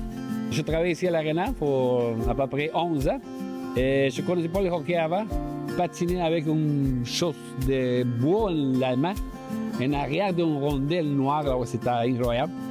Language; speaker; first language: French; non-native, fluent; Spanish